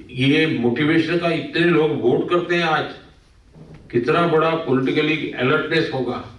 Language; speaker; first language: Hindi; non-native, local second language; Gujarati